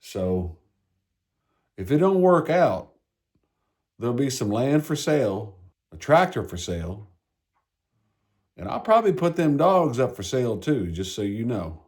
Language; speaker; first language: English; native; English